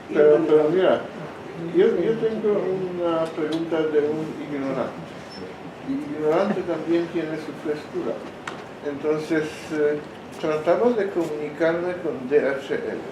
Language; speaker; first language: Spanish; non-native, fluent; Polish